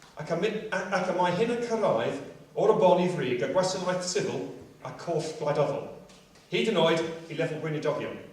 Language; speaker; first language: Welsh; non-native, local second language; English